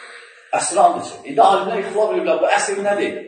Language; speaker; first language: Turkish; non-native, learner; Azerbaijani